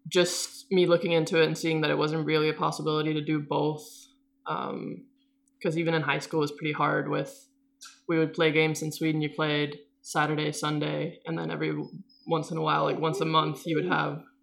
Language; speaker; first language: English; non-native, fluent; Swedish